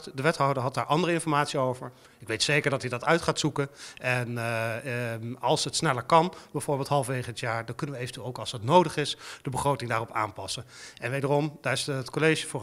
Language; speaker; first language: Dutch; native; Dutch